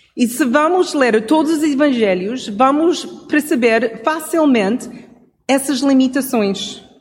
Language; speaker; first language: Portuguese; non-native, fluent; English